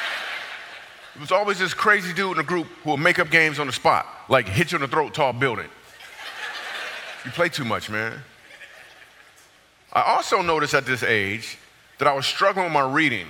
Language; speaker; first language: English; native; English